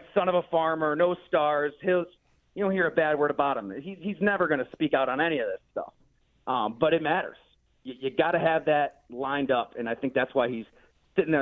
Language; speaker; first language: English; native; English